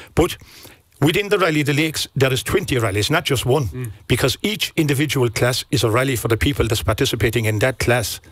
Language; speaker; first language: English; native; English